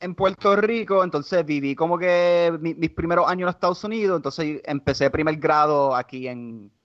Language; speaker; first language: Spanish; non-native, local second language; English